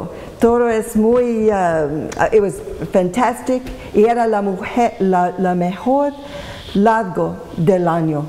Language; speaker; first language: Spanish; non-native, learner; English